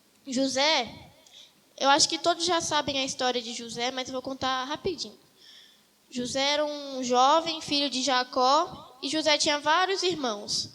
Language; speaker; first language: Portuguese; native; Portuguese